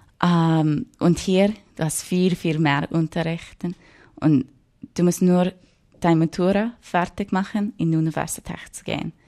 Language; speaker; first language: German; non-native, learner; English